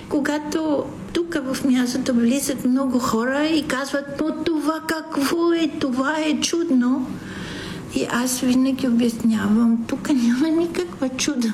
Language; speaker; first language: Bulgarian; non-native, fluent; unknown